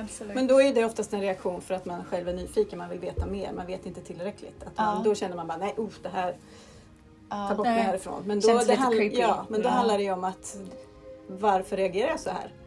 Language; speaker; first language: Swedish; native; Swedish